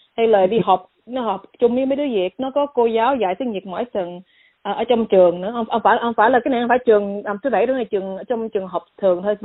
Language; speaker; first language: Vietnamese; early bilingual, heritage; Vietnamese